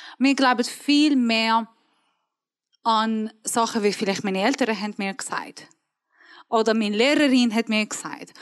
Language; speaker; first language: German; non-native, fluent; Persian